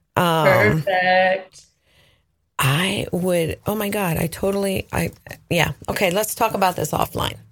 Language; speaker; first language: English; non-native, fluent; Spanish